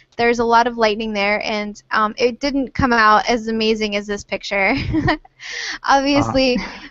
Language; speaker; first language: English; native; English